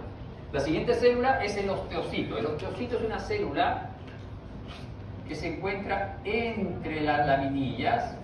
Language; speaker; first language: Spanish; native; Spanish